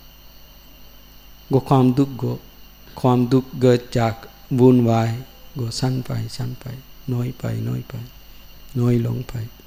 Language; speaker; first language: Thai; non-native, learner; Sinhala